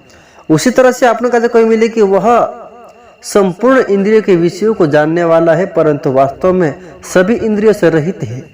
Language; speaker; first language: Hindi; non-native, local second language; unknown